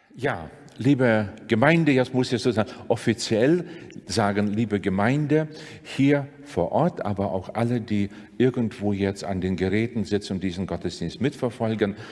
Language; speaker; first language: German; non-native, fluent; Latvian